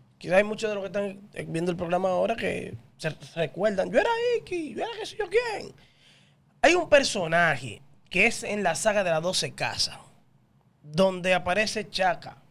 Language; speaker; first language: Spanish; native; Spanish